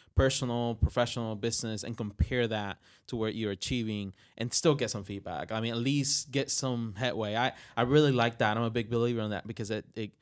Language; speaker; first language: English; non-native, fluent; Spanish